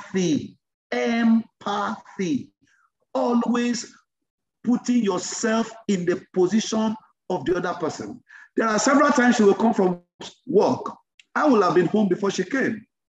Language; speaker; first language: English; non-native, local second language; Yoruba